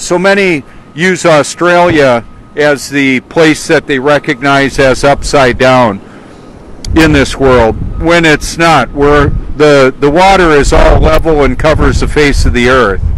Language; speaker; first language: English; native; English